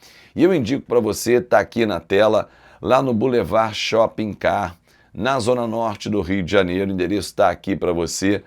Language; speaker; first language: Portuguese; native; Portuguese